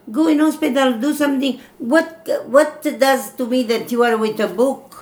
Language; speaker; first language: English; non-native, fluent; Italian